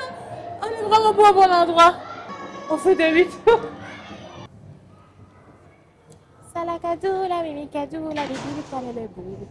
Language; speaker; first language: French; native; French